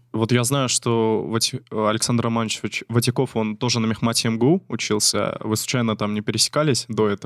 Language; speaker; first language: Russian; native; Russian